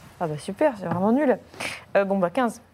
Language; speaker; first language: French; native; French